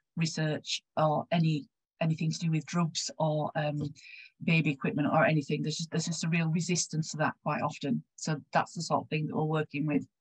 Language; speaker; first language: English; native; English